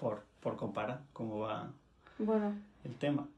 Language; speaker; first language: Spanish; native; Spanish